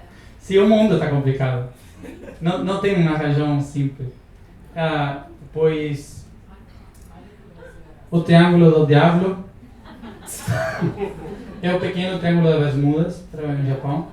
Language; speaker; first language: Portuguese; non-native, learner; Spanish